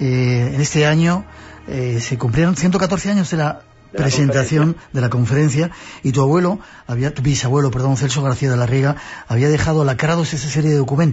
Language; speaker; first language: Spanish; native; Spanish